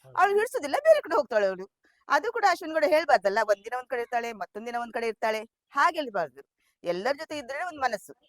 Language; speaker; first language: Kannada; non-native, local second language; Tulu